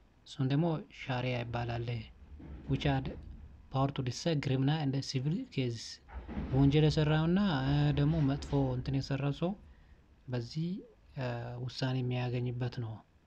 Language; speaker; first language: English; non-native, fluent; Amharic